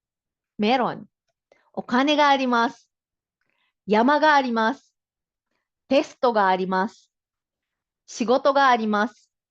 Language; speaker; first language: Japanese; non-native, fluent; Filipino